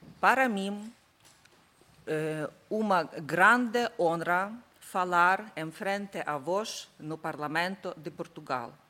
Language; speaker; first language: Portuguese; non-native, learner; Ukrainian